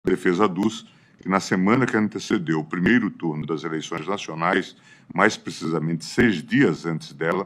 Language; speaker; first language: Portuguese; native; Portuguese